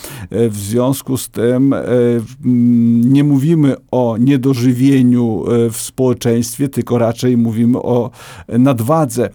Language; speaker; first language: Polish; native; Polish